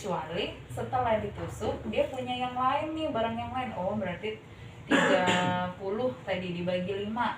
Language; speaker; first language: Indonesian; native; Indonesian